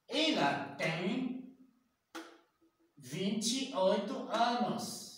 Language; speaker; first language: Portuguese; non-native, learner; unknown